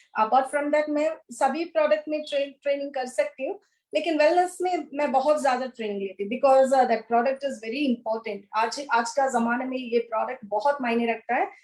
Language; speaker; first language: Hindi; non-native, local second language; Kannada